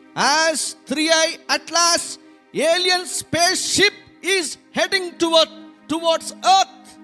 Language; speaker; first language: English; non-native, local second language; Telugu